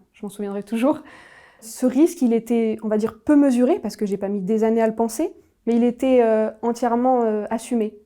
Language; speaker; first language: French; native; French